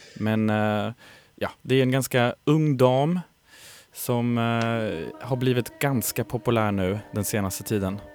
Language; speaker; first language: Swedish; native; Swedish